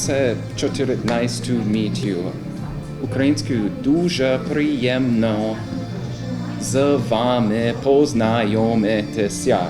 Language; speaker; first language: Ukrainian; non-native, learner; English